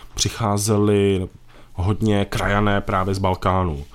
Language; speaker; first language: Czech; native; Czech